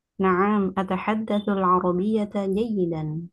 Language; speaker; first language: Arabic; non-native, learner; Indonesian